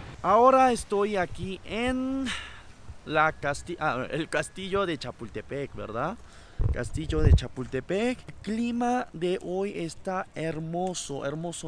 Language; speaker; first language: Spanish; non-native, fluent; Korean